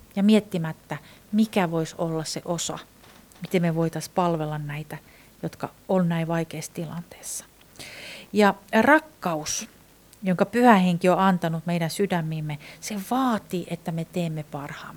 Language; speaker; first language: Finnish; non-native, fluent; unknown